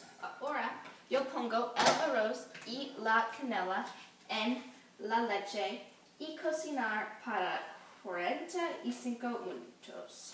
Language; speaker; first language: Spanish; non-native, learner; English